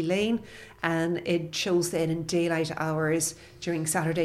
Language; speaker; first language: English; native; English